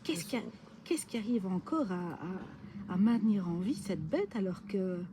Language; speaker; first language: French; native; French